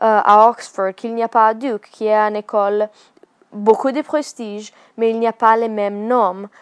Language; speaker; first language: French; non-native, learner; Italian